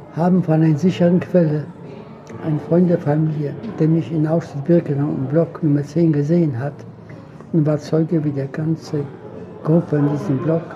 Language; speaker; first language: German; non-native, fluent; Polish